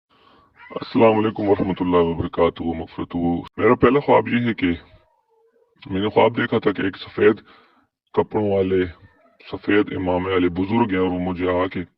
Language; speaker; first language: Urdu; native; Urdu